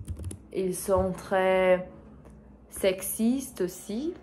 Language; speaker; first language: French; non-native, learner; Portuguese